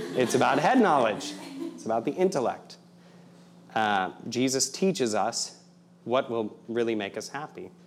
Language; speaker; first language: English; native; English